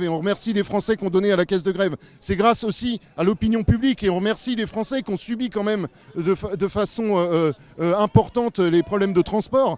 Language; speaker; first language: French; native; French